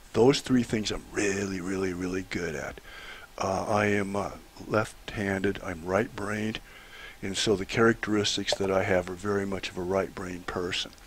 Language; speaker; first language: English; native; English